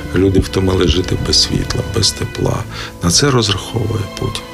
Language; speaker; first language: Ukrainian; native; Ukrainian